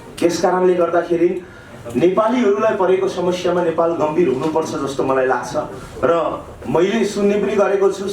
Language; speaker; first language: Nepali; native; Nepali